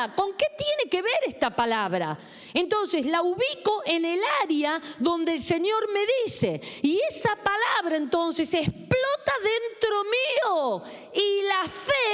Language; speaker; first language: Spanish; native; Spanish